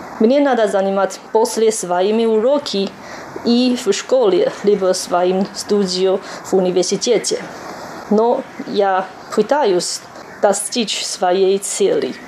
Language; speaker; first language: Russian; non-native, learner; Chinese